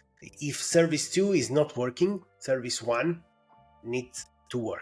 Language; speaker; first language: English; non-native, fluent; Italian